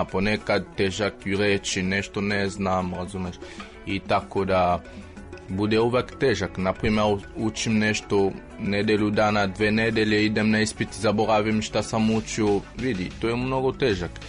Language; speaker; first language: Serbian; non-native, fluent; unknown